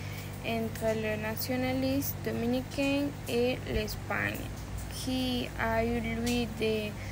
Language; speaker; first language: French; non-native, learner; Spanish